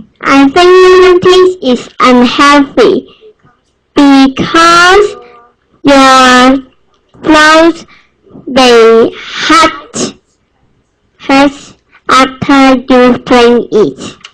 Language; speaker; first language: English; non-native, learner; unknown